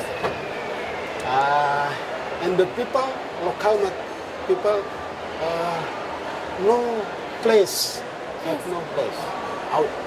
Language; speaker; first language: English; non-native, learner; Indonesian